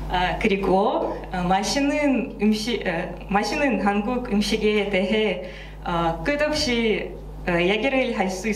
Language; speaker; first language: Korean; non-native, learner; Russian